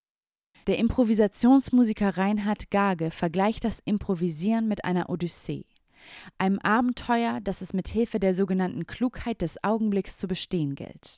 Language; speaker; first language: German; native; German